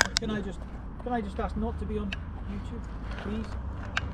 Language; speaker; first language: English; native; English